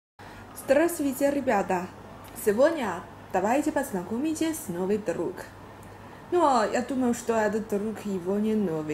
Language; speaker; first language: Russian; non-native, learner; Chinese